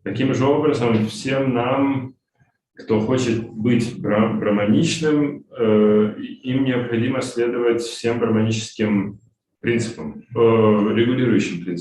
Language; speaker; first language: Russian; native; Russian